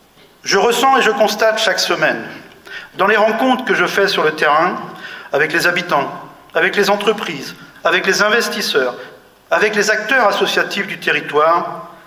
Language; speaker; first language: French; native; French